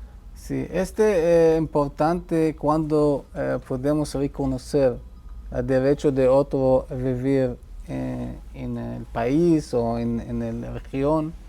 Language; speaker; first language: Spanish; non-native, fluent; Hebrew